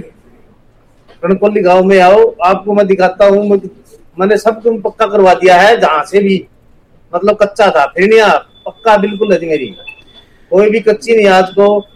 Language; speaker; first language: Hindi; native; Hindi